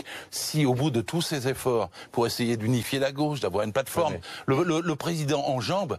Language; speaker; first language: French; native; French